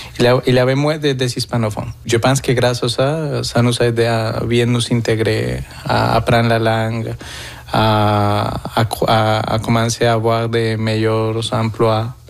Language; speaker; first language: French; non-native, fluent; Spanish